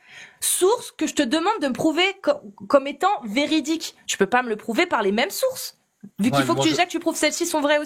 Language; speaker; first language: French; native; French